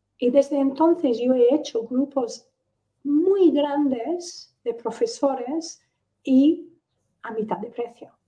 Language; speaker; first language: Spanish; non-native, fluent; English